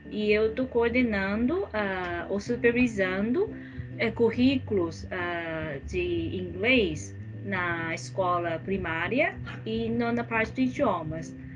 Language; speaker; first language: Portuguese; non-native, fluent; Japanese